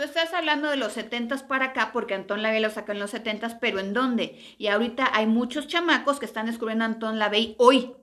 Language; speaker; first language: Spanish; native; Spanish